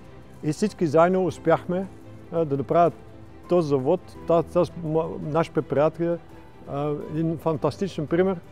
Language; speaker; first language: Bulgarian; non-native, fluent; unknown